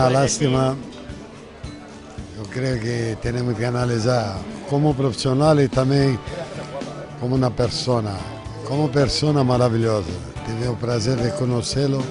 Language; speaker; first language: Spanish; non-native, fluent; Portuguese